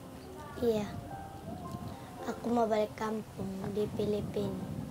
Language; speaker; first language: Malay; non-native, local second language; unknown